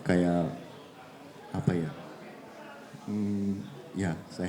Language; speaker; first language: Indonesian; early bilingual, heritage; Japanese